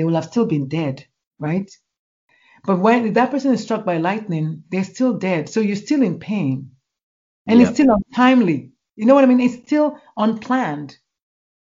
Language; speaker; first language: English; non-native, local second language; Igbo